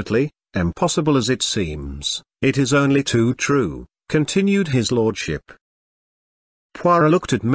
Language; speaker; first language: English; non-native, fluent; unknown